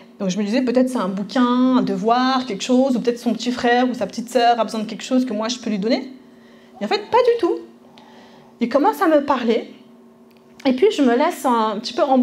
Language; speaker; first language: French; early bilingual, other home language; Spanish